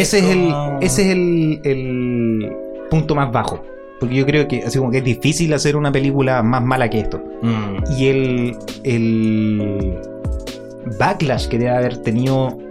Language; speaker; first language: Spanish; native; Spanish